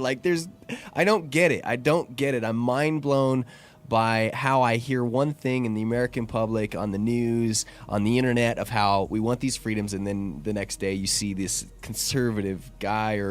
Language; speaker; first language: English; native; English